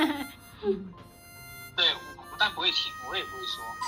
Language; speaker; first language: Chinese; non-native, local second language; Hakka Chinese